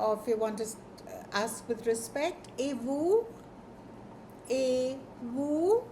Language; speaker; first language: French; non-native, fluent; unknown